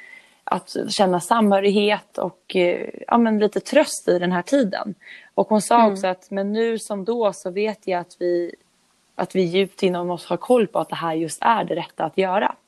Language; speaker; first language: Swedish; native; Swedish